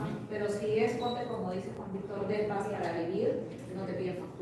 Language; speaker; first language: Spanish; native; Spanish